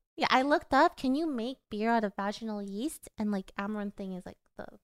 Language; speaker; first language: English; early bilingual, other home language; Korean